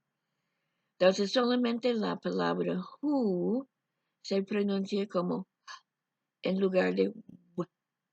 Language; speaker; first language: Spanish; non-native, fluent; English